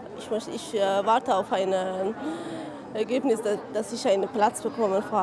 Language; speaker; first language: German; non-native, learner; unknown